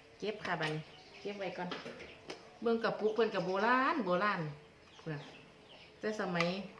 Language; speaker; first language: Thai; native; Thai